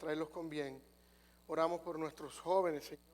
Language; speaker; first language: Spanish; native; Spanish